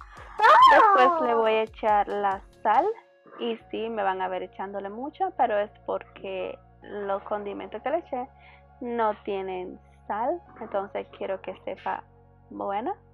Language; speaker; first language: Spanish; early bilingual, heritage; Spanish